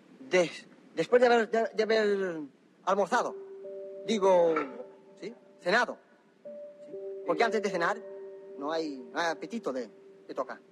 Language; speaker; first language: Spanish; non-native, local second language; Catalan